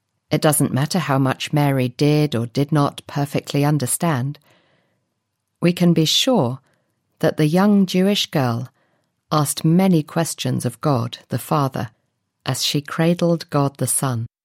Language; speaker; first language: English; native; English